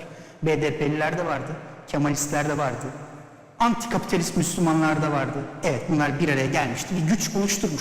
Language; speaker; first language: Turkish; native; Turkish